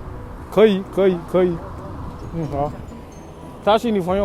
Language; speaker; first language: Chinese; non-native, learner; English